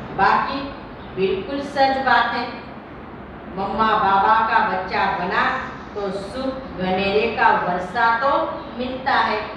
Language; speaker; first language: Hindi; non-native, local second language; Marathi